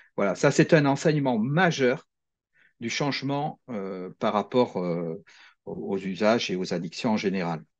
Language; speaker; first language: French; native; French